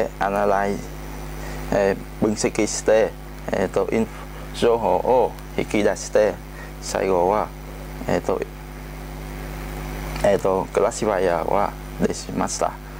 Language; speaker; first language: Japanese; non-native, learner; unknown